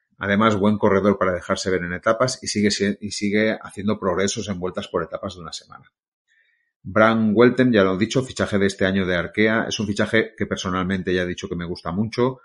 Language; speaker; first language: Spanish; native; Spanish